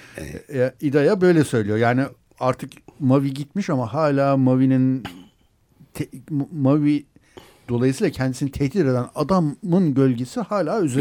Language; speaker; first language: Turkish; native; Turkish